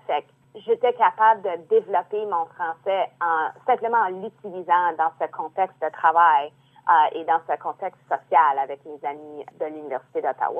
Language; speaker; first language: French; native; French